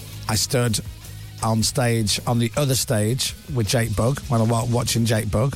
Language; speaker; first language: English; native; English